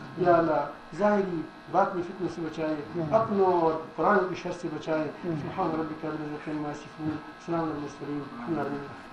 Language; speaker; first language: Urdu; non-native, local second language; Pashto